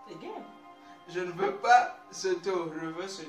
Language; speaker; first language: French; non-native, learner; English